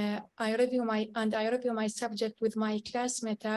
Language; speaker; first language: English; non-native, learner; Arabic